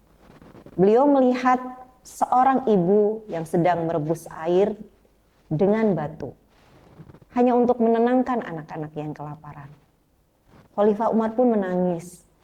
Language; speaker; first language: Indonesian; native; Indonesian